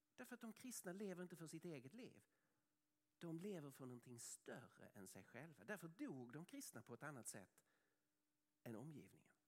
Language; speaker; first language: Swedish; native; Swedish